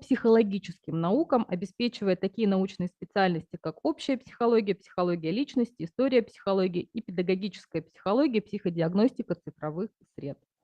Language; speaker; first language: Russian; native; Russian